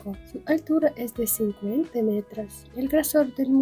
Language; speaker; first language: Spanish; non-native, fluent; Russian